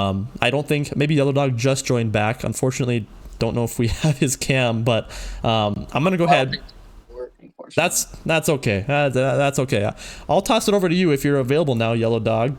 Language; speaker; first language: English; native; English